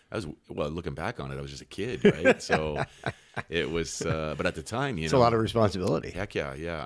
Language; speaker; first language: English; native; English